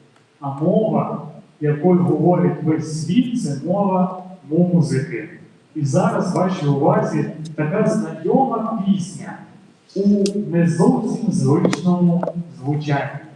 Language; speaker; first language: Ukrainian; native; Ukrainian